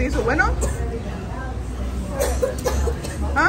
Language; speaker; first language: Spanish; early bilingual, heritage; Spanish